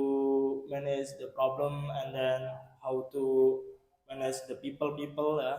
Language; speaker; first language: English; non-native, learner; Indonesian